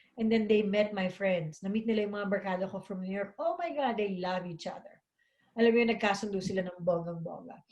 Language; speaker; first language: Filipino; native; Filipino